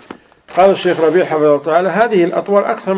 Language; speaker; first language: Arabic; non-native, fluent; English